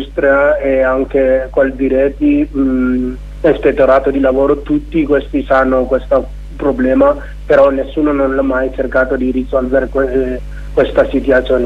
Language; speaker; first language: Italian; non-native, learner; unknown